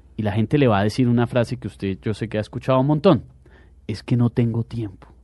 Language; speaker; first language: Spanish; native; Spanish